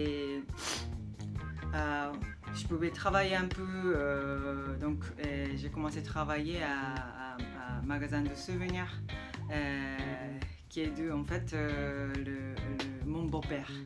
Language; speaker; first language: French; non-native, learner; Japanese